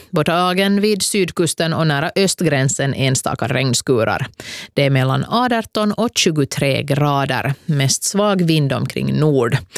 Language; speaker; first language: Swedish; native; Swedish